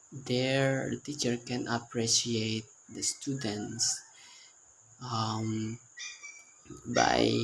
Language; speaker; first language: English; non-native, learner; Indonesian